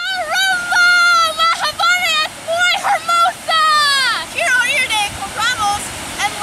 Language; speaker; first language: Spanish; non-native, learner; English